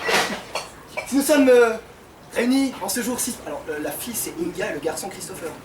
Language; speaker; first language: French; native; French